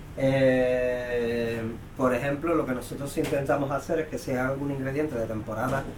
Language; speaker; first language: Spanish; native; Spanish